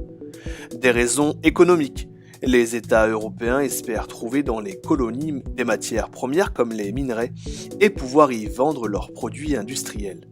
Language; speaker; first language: French; native; French